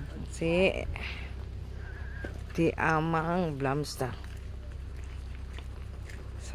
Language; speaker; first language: Danish; non-native, learner; Filipino